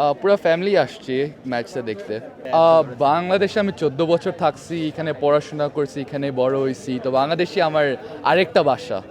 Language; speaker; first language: Bangla; early bilingual, other home language; Urdu